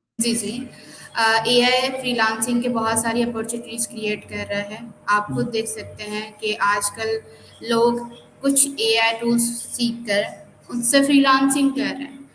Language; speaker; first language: Urdu; non-native, local second language; Sindhi